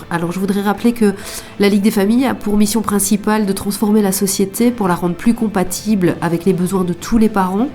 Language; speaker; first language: French; native; French